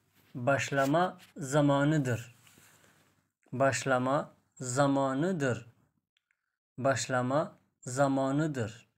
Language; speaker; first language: Turkish; non-native, fluent; Persian